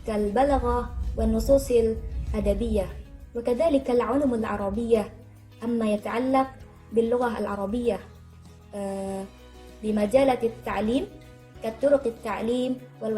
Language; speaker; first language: Arabic; non-native, learner; Indonesian